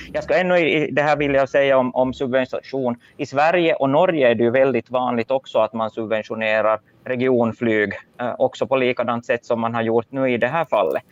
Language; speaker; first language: Swedish; native; Swedish